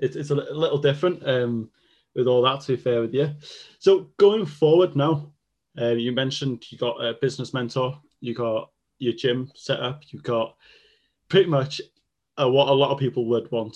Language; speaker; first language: English; non-native, local second language; Welsh